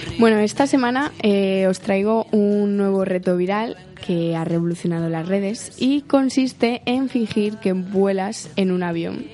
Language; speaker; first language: Spanish; native; Spanish